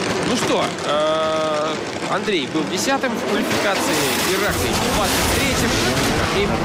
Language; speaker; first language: Russian; native; Russian